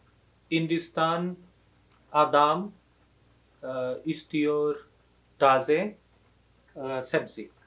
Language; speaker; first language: Turkish; non-native, learner; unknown